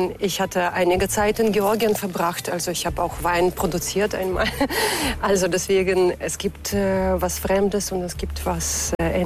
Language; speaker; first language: German; non-native, fluent; Russian